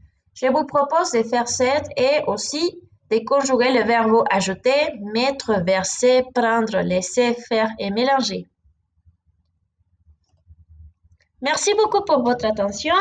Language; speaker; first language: French; non-native, fluent; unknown